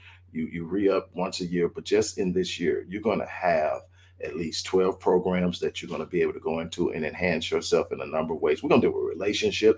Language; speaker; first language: English; native; English